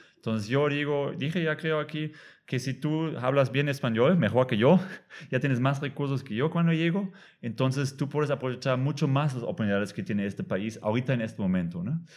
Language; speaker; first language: Spanish; non-native, fluent; German